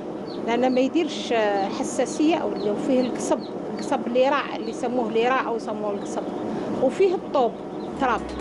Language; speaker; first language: Arabic; native; Arabic